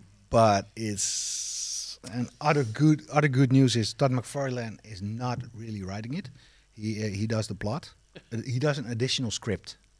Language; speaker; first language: English; non-native, fluent; Dutch